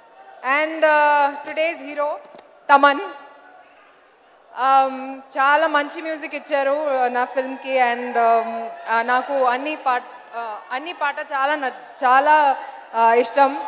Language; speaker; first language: Telugu; non-native, local second language; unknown